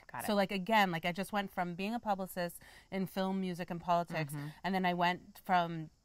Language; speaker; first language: English; native; English